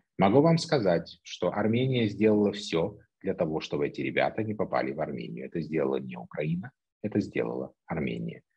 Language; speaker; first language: Russian; native; Russian